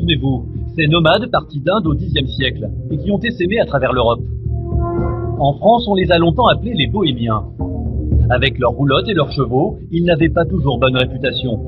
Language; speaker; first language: French; native; French